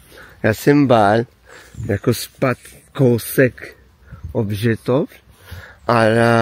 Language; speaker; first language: Czech; non-native, learner; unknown